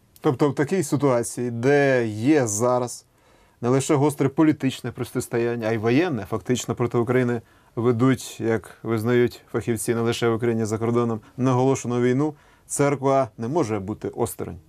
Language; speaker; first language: Ukrainian; native; Ukrainian